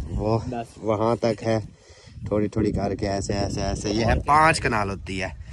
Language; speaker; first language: Urdu; non-native, local second language; Saraiki